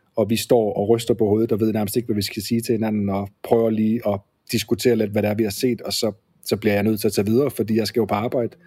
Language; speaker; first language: Danish; native; Danish